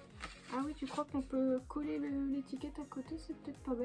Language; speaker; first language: French; native; French